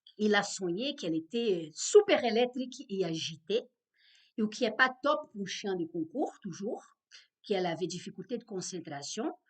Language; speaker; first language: French; non-native, fluent; Portuguese